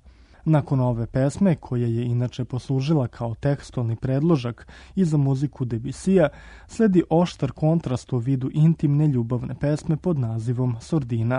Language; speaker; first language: Croatian; native; Croatian